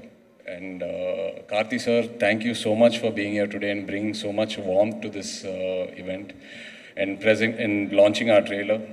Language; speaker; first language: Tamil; non-native, local second language; Telugu